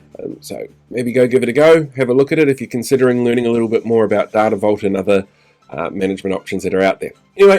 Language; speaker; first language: English; native; English